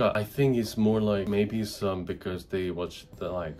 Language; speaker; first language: English; non-native, fluent; Korean